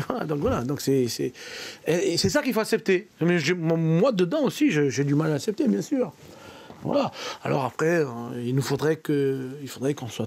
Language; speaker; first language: French; native; French